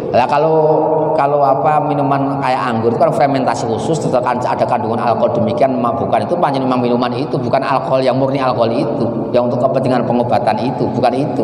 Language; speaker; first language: Indonesian; native; Indonesian